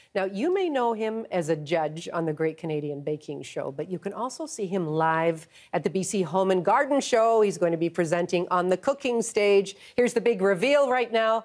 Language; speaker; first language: English; native; English